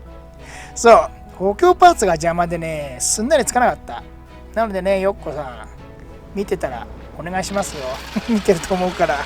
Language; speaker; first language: Japanese; native; Japanese